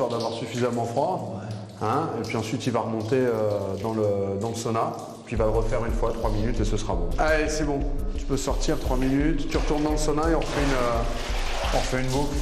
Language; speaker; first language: French; native; French